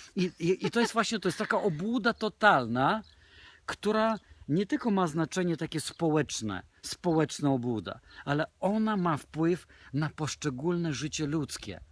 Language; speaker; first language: Polish; non-native, fluent; Romanian